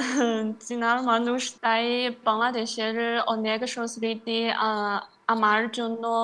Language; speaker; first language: Bangla; non-native, learner; Chinese